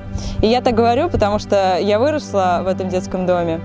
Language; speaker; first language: Russian; native; Russian